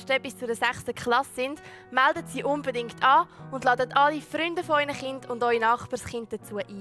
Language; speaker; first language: German; native; German